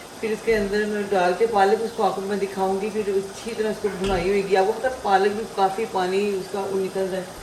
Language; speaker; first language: Urdu; non-native, local second language; Punjabi